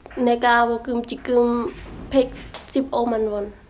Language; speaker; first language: Korean; non-native, learner; Khmer